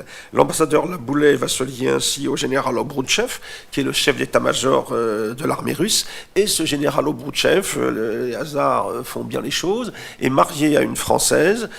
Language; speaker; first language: French; native; French